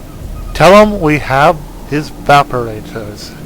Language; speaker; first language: English; native; English